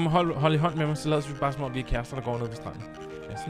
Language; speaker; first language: Danish; native; Danish